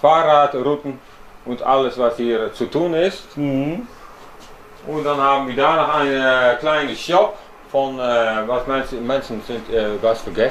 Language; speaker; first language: German; non-native, learner; Dutch